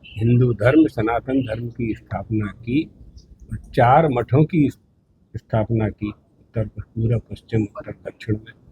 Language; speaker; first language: Hindi; native; Hindi